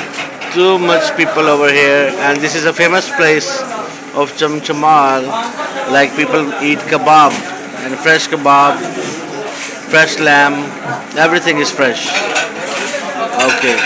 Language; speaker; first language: English; non-native, fluent; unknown